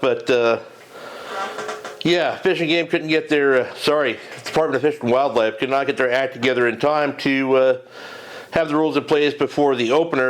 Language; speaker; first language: English; native; English